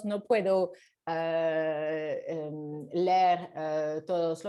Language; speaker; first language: Spanish; non-native, fluent; French